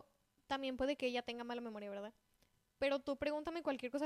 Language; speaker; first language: Spanish; native; Spanish